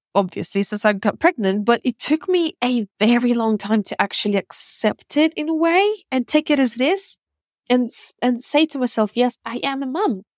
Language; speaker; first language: English; non-native, fluent; Russian